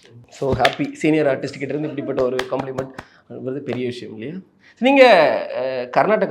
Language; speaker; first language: Tamil; native; Tamil